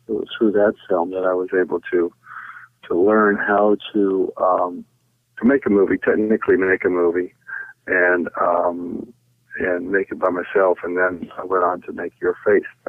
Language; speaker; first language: English; native; English